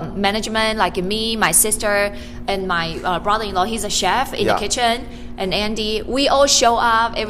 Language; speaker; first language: English; non-native, fluent; Chinese